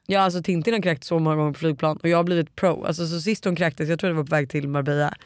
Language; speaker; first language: Swedish; native; Swedish